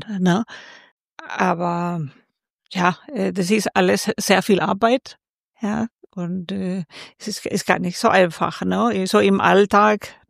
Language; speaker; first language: German; non-native, fluent; Spanish